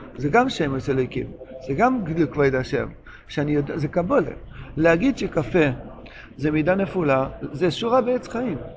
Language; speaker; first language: Hebrew; non-native, local second language; Yiddish